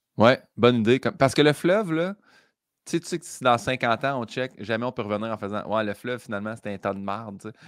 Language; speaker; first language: French; native; French